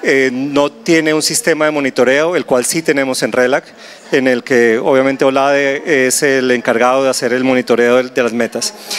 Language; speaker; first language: Spanish; native; Spanish